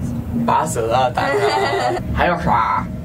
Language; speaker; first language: Chinese; non-native, fluent; German